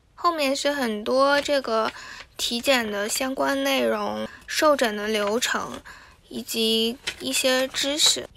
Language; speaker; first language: Chinese; native; Chinese